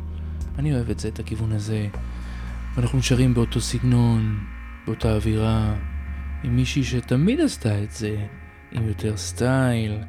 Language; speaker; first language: Hebrew; native; Hebrew